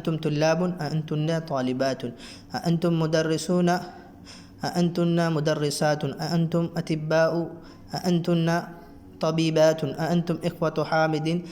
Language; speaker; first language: Arabic; non-native, fluent; Urdu